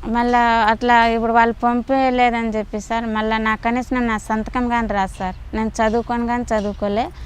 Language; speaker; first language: Telugu; native; Telugu